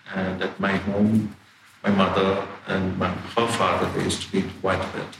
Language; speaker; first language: English; non-native, local second language; Telugu